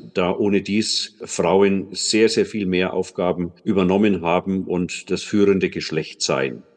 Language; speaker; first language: German; native; German